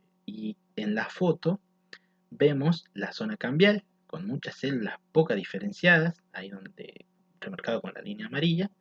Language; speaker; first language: Spanish; native; Spanish